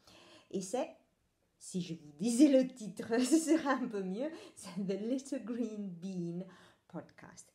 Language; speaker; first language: French; non-native, fluent; Italian